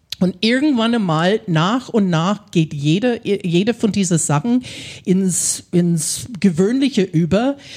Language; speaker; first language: German; non-native, fluent; English